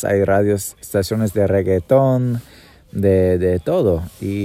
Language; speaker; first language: Spanish; non-native, fluent; English